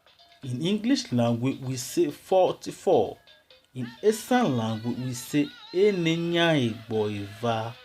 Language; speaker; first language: English; non-native, local second language; Esan